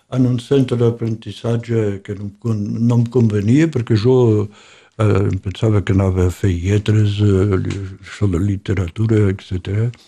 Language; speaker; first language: Catalan; native; Catalan